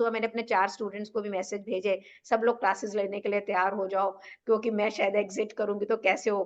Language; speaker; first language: Hindi; native; Hindi